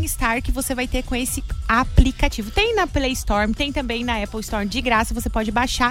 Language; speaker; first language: Portuguese; native; Portuguese